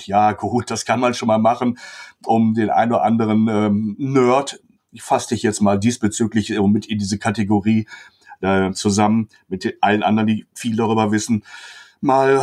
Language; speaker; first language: German; native; German